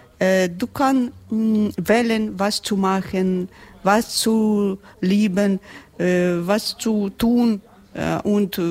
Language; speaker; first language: German; non-native, learner; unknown